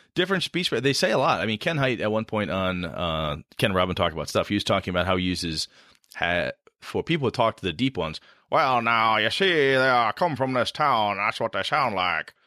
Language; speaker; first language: English; native; English